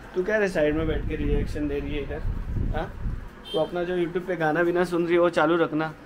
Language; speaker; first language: Hindi; non-native, local second language; Marathi